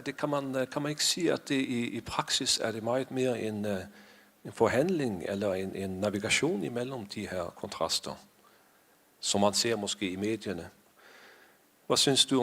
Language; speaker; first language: Danish; non-native, fluent; Faroese